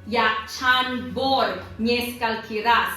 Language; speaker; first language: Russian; non-native, learner; Tajik